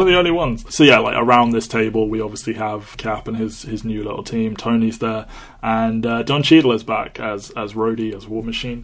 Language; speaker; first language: English; native; English